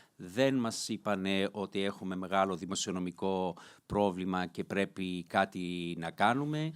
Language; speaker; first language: Greek; early bilingual, heritage; Greek